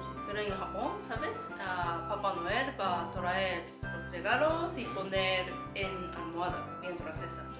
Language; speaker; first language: Spanish; non-native, learner; Japanese